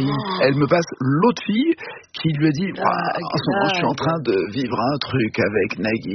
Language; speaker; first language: French; native; French